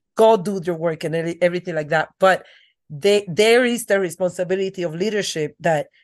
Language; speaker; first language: English; non-native, fluent; Spanish